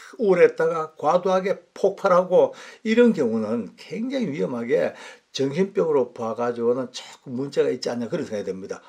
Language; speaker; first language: Korean; native; Korean